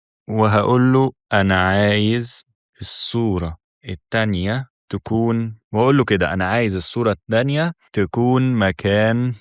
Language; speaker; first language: Arabic; native; Arabic